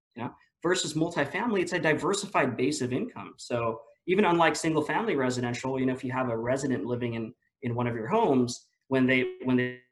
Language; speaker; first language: English; non-native, local second language; Filipino